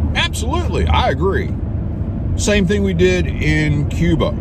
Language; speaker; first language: English; native; English